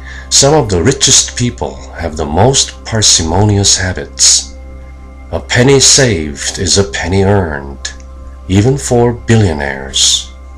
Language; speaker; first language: English; non-native, fluent; Korean